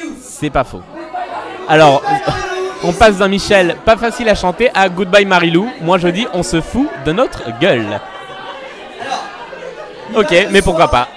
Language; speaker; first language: French; native; French